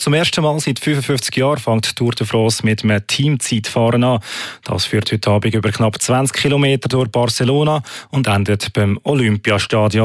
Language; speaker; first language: German; native; German